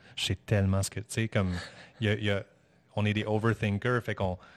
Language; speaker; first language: French; native; French